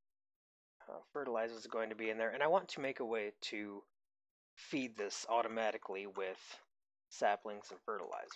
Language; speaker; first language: English; native; English